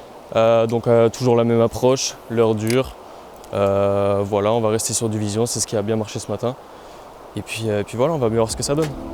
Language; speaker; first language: French; native; French